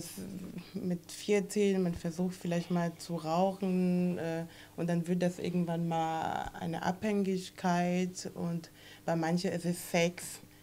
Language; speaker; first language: German; non-native, fluent; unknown